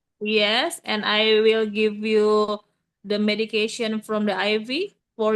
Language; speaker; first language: English; non-native, learner; Indonesian